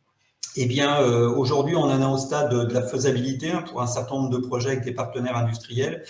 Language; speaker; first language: French; native; French